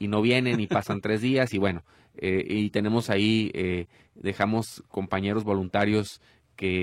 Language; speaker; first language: Spanish; native; Spanish